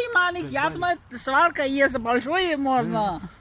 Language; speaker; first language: Russian; non-native, learner; Chinese